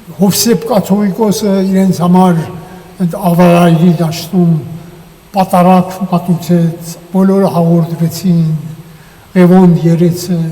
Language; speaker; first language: Armenian; native; Armenian